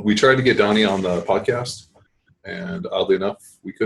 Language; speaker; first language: English; native; English